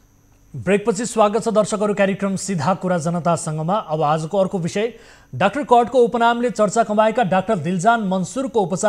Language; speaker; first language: Nepali; native; Nepali